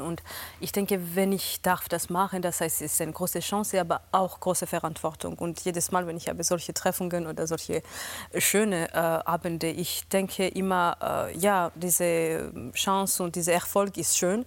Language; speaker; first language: German; non-native, fluent; Georgian